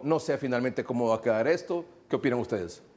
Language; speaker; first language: Spanish; native; Spanish